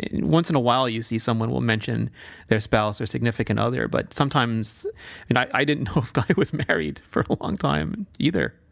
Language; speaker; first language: English; native; English